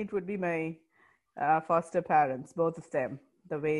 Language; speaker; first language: English; non-native, local second language; Malayalam